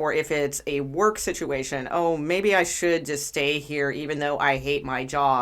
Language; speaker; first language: English; native; English